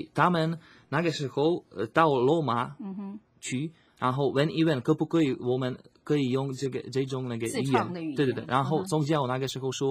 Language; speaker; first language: Chinese; non-native, learner; Slovak